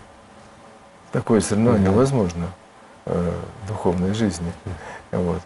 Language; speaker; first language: Russian; native; Russian